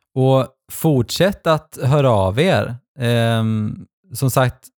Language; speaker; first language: Swedish; native; Swedish